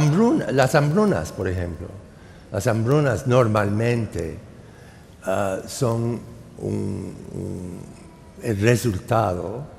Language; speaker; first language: Spanish; non-native, fluent; English